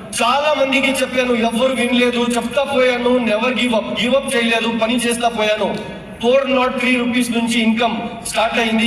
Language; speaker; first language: Telugu; non-native, local second language; Urdu